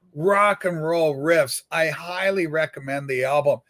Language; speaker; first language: English; native; English